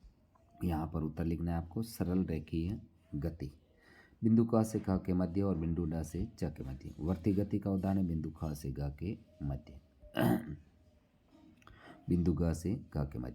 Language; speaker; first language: Hindi; native; Hindi